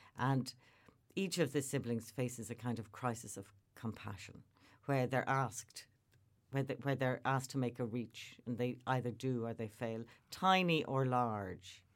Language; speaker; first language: English; native; English